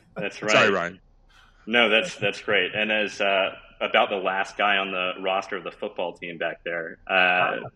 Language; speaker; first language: English; native; English